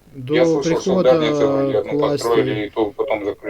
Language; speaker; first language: Russian; native; Russian